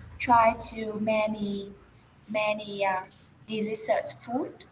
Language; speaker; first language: English; non-native, learner; Vietnamese